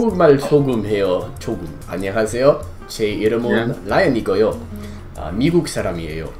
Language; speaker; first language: Korean; non-native, learner; English